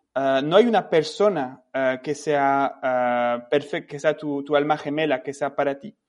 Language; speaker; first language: Spanish; non-native, fluent; French